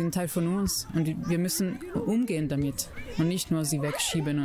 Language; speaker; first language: German; non-native, fluent; Italian